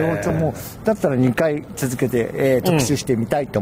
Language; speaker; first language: Japanese; native; Japanese